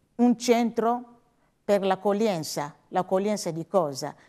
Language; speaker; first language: Italian; non-native, learner; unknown